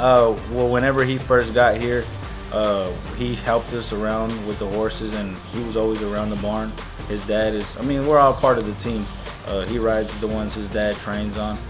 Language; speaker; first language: English; early bilingual, other home language; Spanish